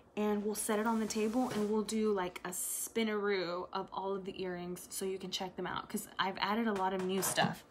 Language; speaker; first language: English; early bilingual, other home language; Spanish